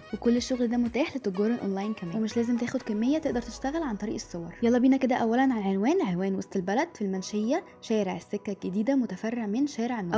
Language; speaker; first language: Arabic; native; Arabic